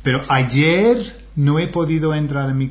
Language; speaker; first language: Spanish; non-native, fluent; English